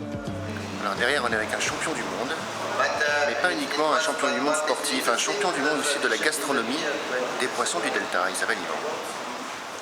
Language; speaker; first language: French; native; French